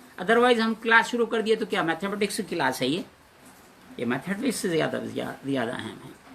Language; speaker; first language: Urdu; native; Urdu